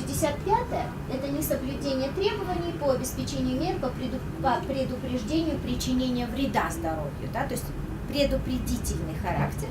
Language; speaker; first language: Russian; native; Russian